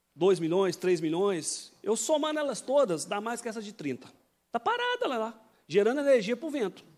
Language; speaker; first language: Portuguese; native; Portuguese